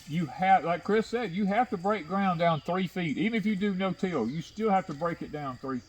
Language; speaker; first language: English; native; English